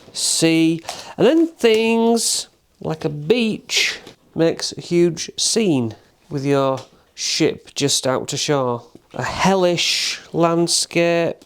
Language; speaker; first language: English; native; English